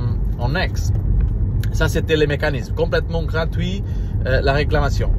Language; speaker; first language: French; non-native, learner; Portuguese